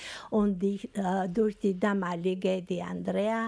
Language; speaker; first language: German; non-native, learner; Albanian